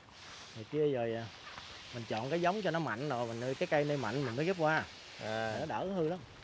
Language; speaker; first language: Vietnamese; native; Vietnamese